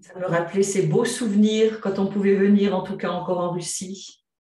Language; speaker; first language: French; native; French